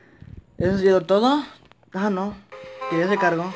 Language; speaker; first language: Spanish; native; Spanish